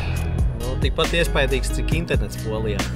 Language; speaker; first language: Latvian; native; Latvian